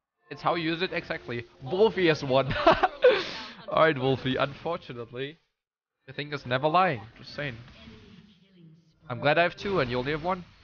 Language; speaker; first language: English; non-native, fluent; German